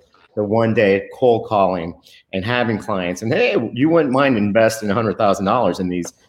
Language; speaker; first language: English; early bilingual, other home language; Spanish